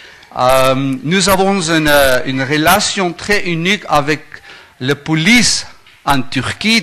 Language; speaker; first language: French; non-native, learner; Afrikaans